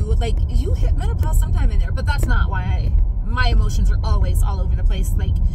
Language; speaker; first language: English; native; English